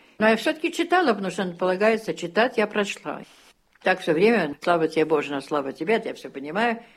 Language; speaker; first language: Russian; early bilingual, heritage; Russian